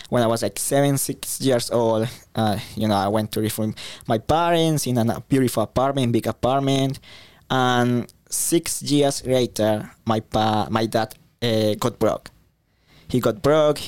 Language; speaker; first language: English; non-native, fluent; Spanish